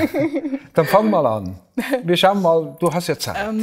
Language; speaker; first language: German; native; German